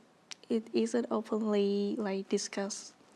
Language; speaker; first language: English; non-native, learner; Vietnamese